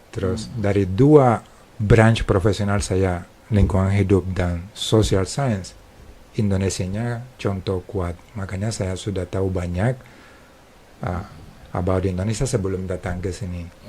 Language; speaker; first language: Indonesian; non-native, fluent; Spanish